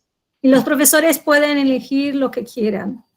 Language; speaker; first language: Spanish; non-native, fluent; Portuguese